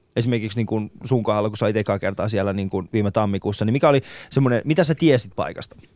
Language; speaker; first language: Finnish; non-native, fluent; Persian